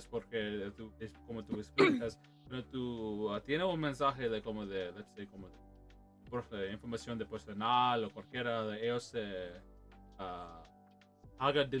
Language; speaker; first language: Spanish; early bilingual, heritage; English